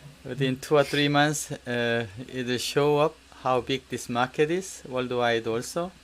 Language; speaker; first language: English; non-native, learner; Korean